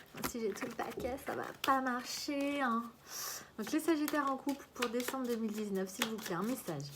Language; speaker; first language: French; native; French